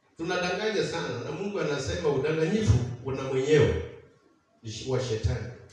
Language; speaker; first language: Swahili; non-native, local second language; Kamba